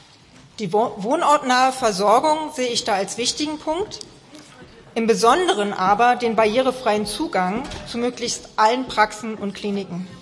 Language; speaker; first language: German; native; German